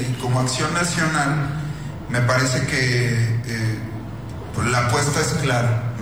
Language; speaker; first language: Spanish; native; Spanish